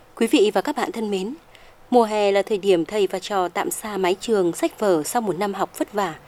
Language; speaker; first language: Vietnamese; native; Vietnamese